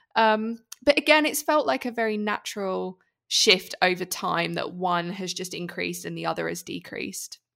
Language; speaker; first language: English; native; English